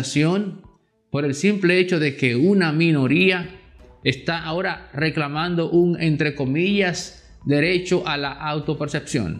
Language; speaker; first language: Spanish; native; Spanish